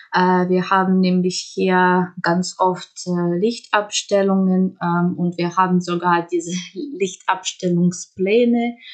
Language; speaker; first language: German; non-native, fluent; Ukrainian